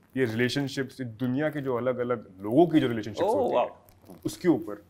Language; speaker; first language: Hindi; native; Hindi